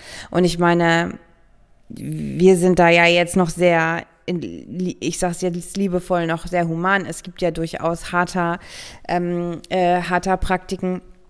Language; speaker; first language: German; native; German